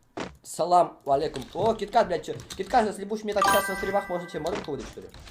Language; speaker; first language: Russian; non-native, local second language; Kazakh